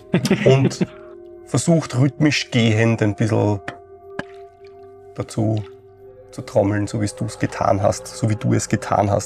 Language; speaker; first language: German; native; German